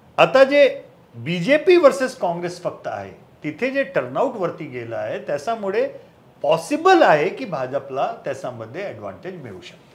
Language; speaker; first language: Marathi; early bilingual, heritage; Marathi